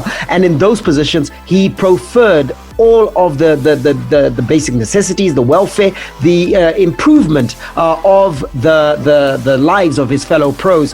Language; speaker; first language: English; native; English